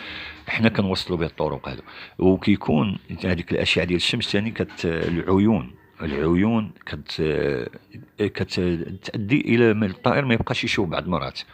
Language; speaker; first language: Arabic; native; Arabic